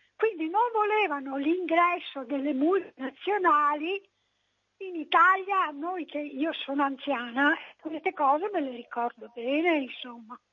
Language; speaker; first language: Italian; native; Italian